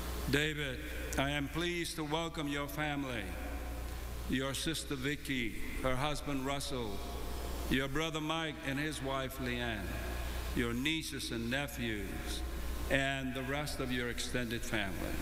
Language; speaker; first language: English; native; English